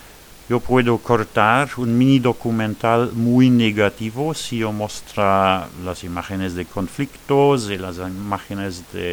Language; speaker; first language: Spanish; non-native, fluent; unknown